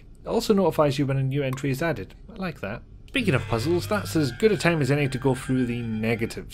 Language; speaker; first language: English; native; English